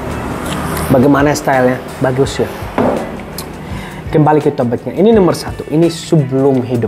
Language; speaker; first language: Indonesian; non-native, fluent; Arabic